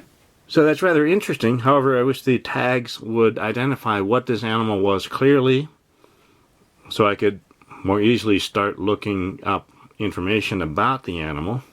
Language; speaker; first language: English; native; English